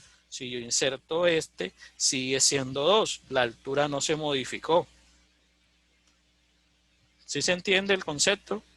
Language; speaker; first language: Spanish; native; Spanish